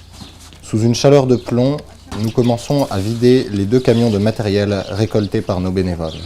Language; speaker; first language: French; native; French